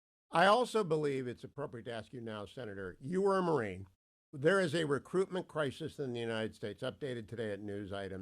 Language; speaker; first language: English; native; English